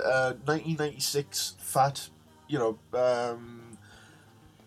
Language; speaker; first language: English; native; English